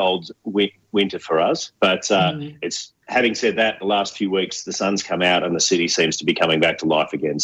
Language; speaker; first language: English; native; English